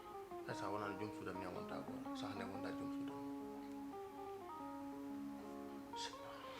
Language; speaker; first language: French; non-native, local second language; Fula